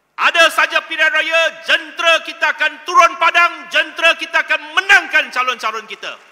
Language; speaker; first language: Malay; non-native, local second language; Chinese